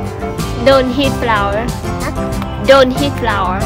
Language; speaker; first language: English; non-native, learner; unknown